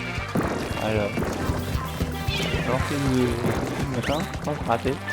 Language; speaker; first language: French; native; French